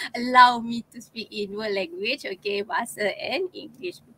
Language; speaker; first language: English; non-native, local second language; Malay